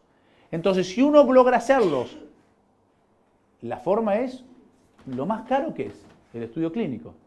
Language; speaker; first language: Spanish; native; Spanish